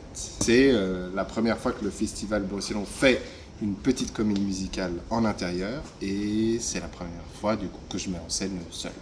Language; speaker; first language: French; native; French